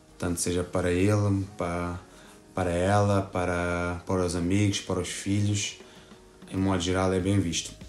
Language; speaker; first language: Portuguese; native; Portuguese